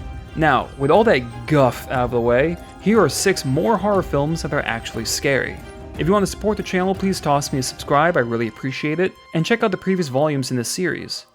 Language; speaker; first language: English; native; English